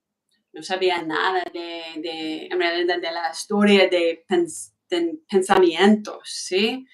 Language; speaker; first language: Spanish; non-native, fluent; English